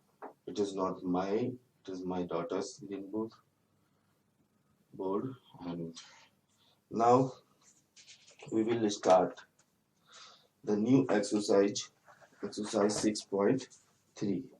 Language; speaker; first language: English; non-native, local second language; Hindi